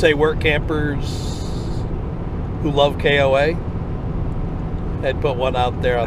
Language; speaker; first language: English; native; English